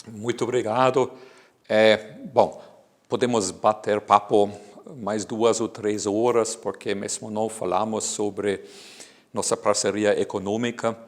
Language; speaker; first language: Portuguese; non-native, fluent; German